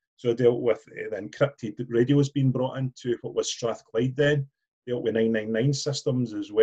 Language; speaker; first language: English; native; English